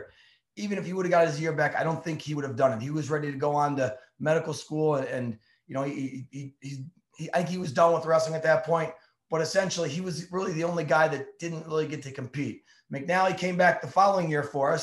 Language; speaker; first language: English; native; English